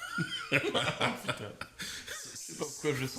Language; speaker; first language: French; native; French